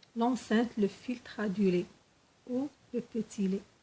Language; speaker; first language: French; non-native, local second language; Arabic